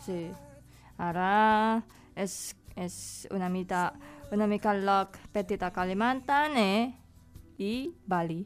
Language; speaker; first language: Catalan; non-native, learner; Indonesian